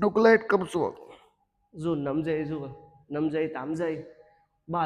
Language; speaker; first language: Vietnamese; non-native, learner; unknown